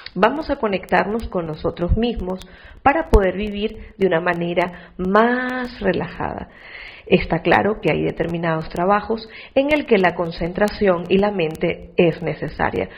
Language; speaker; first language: Spanish; native; Spanish